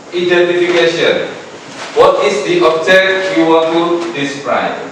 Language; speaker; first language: English; non-native, fluent; Indonesian